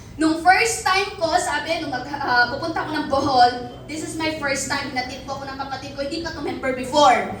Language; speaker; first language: Filipino; non-native, local second language; Cebuano